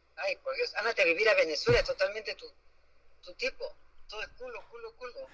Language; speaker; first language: Spanish; native; Spanish